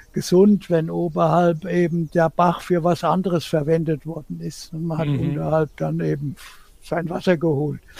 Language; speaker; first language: German; native; German